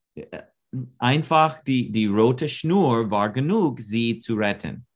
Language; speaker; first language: German; non-native, learner; English